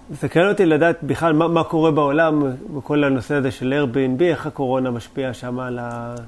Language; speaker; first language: Hebrew; native; Hebrew